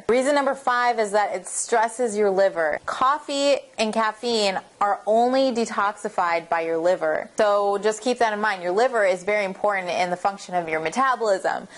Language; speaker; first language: English; native; English